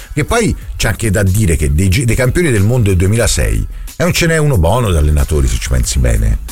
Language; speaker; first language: Italian; native; Italian